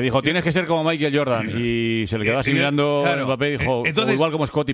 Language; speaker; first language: Spanish; native; Spanish